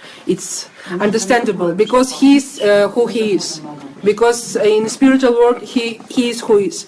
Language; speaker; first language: English; non-native, learner; Russian